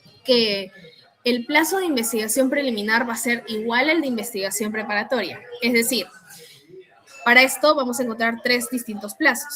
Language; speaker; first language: Spanish; native; Spanish